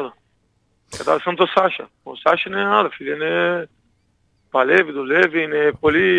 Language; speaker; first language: Greek; non-native, learner; Portuguese